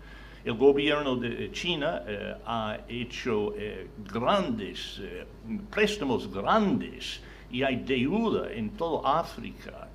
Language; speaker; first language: Spanish; non-native, fluent; English